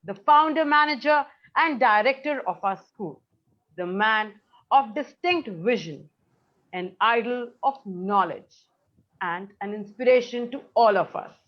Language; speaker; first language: English; non-native, local second language; Hindi